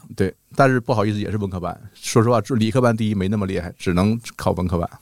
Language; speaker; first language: Chinese; native; Chinese